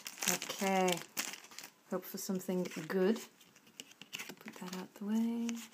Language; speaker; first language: English; native; English